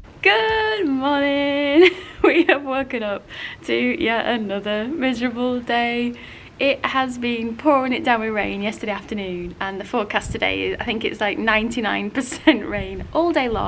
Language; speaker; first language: English; native; English